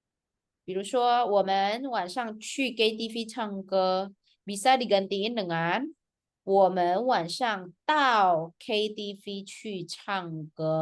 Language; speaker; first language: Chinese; non-native, fluent; Indonesian